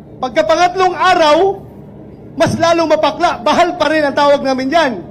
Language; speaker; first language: Filipino; non-native, local second language; Cebuano